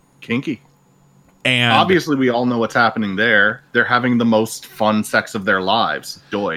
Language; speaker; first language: English; native; English